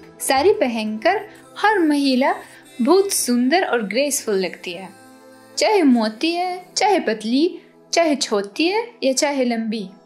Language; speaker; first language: Hindi; non-native, fluent; Ukrainian